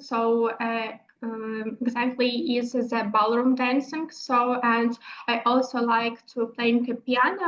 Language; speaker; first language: English; non-native, learner; Ukrainian